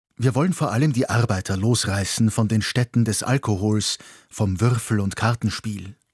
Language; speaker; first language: German; native; German